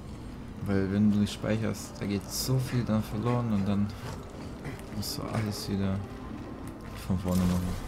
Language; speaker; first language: German; native; German